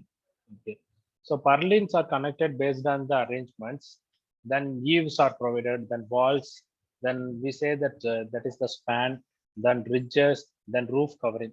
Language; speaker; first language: English; non-native, local second language; Tamil